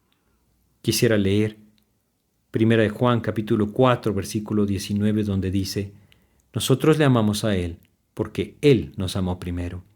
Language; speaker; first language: Spanish; native; Spanish